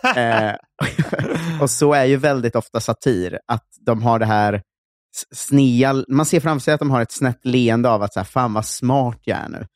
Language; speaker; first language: Swedish; native; Swedish